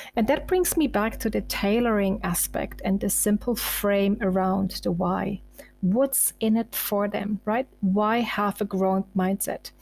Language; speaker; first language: English; non-native, fluent; German